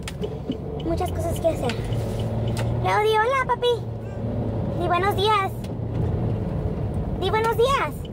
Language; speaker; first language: Spanish; native; Spanish